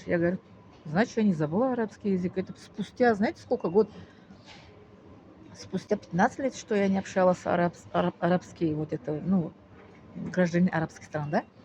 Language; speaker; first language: Russian; non-native, local second language; Tajik